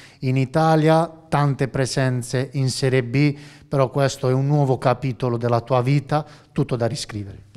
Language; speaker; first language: Italian; native; Italian